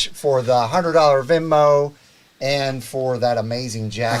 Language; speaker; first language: English; native; English